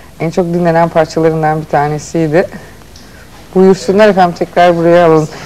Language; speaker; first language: Turkish; native; Turkish